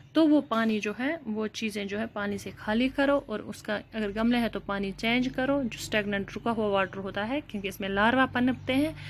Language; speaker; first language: Urdu; non-native, local second language; Kashmiri